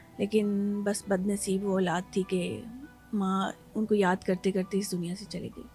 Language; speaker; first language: Urdu; native; Urdu